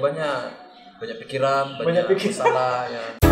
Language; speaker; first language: Indonesian; non-native, learner; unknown